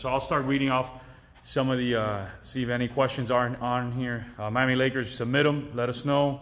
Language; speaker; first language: English; early bilingual, other home language; Spanish